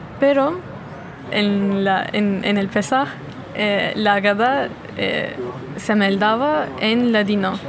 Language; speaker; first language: Spanish; non-native, fluent; Turkish